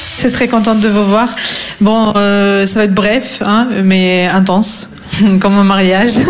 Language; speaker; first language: French; non-native, fluent; Russian